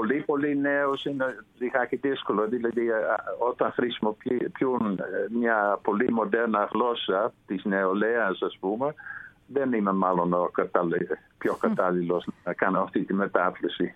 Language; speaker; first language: Greek; non-native, fluent; Dutch